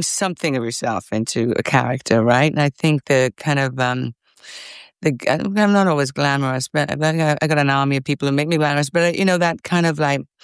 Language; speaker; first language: English; native; English